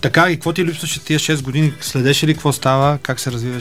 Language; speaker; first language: Bulgarian; native; Bulgarian